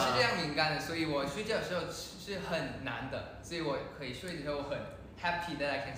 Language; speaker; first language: Chinese; non-native, learner; Thai